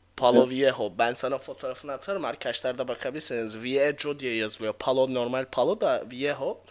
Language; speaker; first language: Turkish; native; Turkish